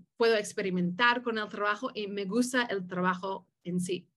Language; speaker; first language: Spanish; early bilingual, heritage; Spanish